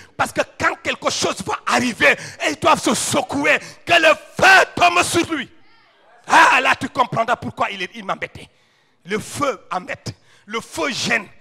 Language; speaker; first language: French; non-native, local second language; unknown